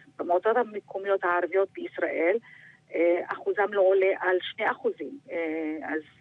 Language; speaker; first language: Hebrew; non-native, local second language; Arabic